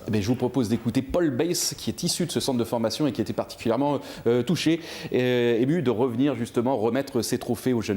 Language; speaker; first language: French; native; French